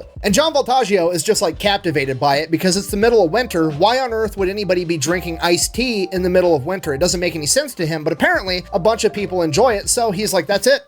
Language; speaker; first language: English; native; English